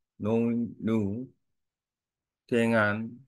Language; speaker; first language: Vietnamese; non-native, learner; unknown